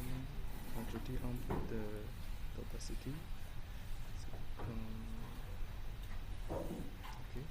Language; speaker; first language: French; non-native, learner; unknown